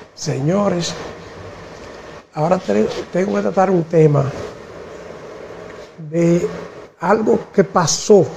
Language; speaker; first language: Spanish; native; Spanish